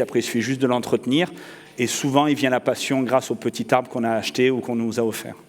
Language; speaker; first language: French; native; French